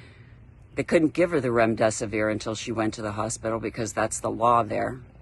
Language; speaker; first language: English; native; English